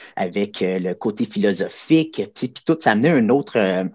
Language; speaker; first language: French; native; French